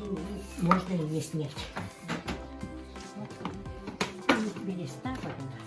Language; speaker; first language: Russian; non-native, local second language; Yakut